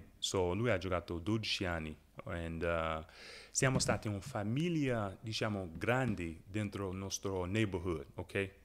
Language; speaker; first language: Italian; non-native, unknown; English